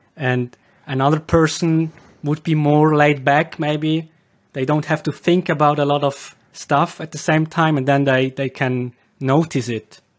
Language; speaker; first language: English; non-native, fluent; German